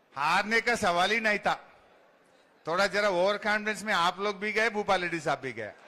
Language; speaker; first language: Hindi; non-native, local second language; Telugu